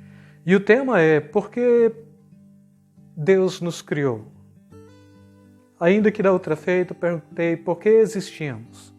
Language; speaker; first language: Portuguese; native; Portuguese